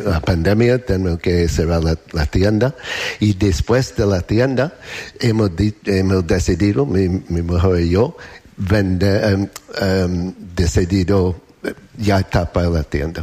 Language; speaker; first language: Spanish; non-native, learner; English